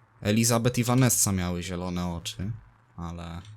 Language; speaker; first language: Polish; native; Polish